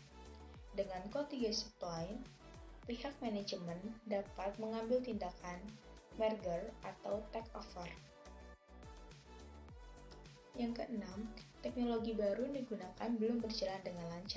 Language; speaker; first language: Indonesian; native; Indonesian